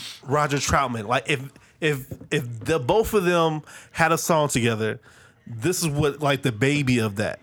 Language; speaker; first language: English; native; English